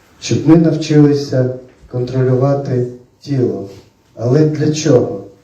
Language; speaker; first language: Ukrainian; non-native, local second language; Russian